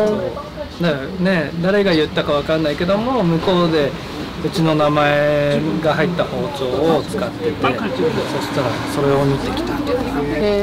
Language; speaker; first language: Japanese; native; Japanese